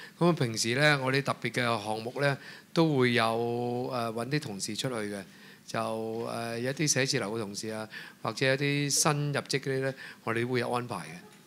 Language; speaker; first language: Cantonese; native; Cantonese